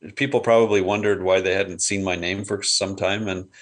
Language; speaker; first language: English; native; English